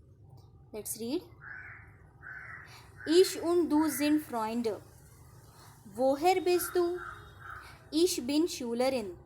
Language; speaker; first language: German; non-native, fluent; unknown